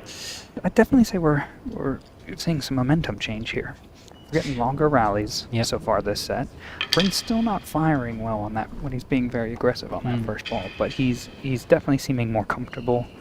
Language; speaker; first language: English; native; English